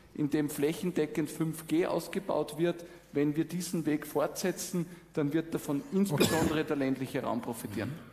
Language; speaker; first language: German; native; German